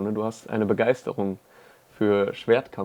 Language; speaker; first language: German; native; German